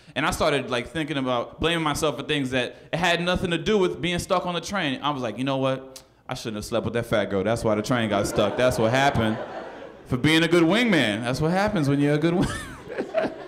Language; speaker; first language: English; native; English